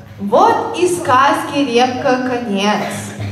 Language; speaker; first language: Russian; non-native, learner; Lithuanian